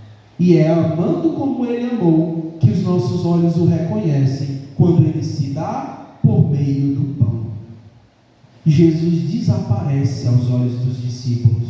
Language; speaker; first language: Portuguese; native; Portuguese